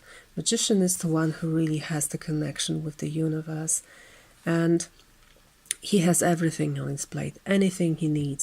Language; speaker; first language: English; non-native, fluent; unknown